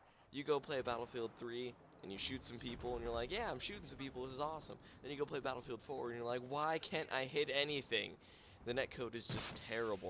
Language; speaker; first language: English; native; English